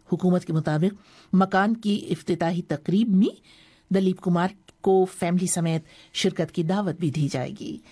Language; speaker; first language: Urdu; native; Urdu